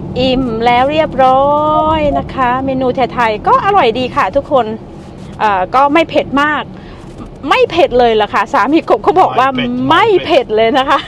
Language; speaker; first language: Thai; native; Thai